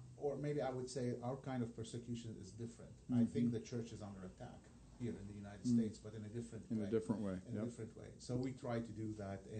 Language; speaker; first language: English; non-native, fluent; Arabic